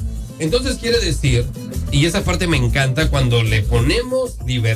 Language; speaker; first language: Spanish; native; Spanish